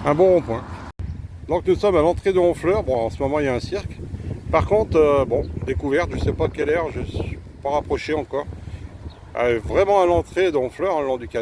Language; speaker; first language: French; native; French